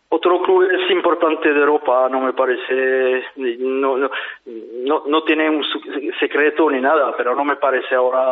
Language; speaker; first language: Spanish; non-native, fluent; French